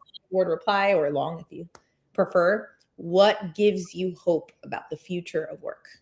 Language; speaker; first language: English; native; English